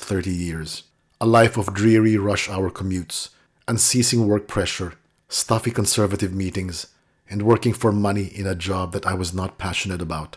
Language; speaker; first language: English; non-native, local second language; Filipino